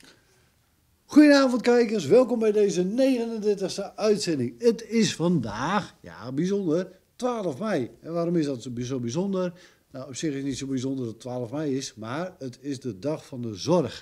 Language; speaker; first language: Dutch; native; Dutch